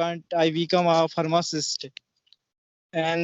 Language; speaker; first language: English; non-native, learner; Hindi